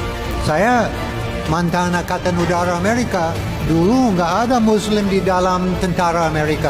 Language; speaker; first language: Indonesian; non-native, fluent; English